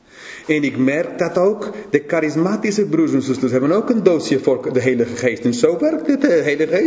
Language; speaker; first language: Dutch; non-native, fluent; English